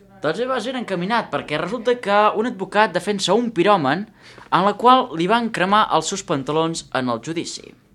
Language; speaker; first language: Catalan; native; Catalan